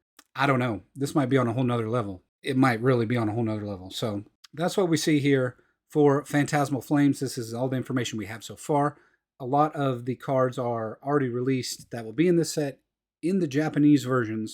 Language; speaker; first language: English; native; English